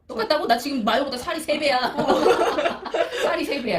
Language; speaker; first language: Korean; native; Korean